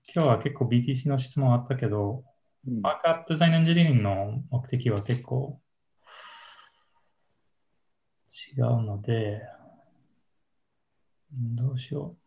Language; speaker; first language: Japanese; non-native, learner; English